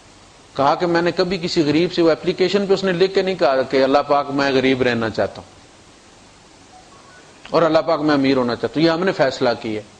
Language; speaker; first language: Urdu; non-native, local second language; Punjabi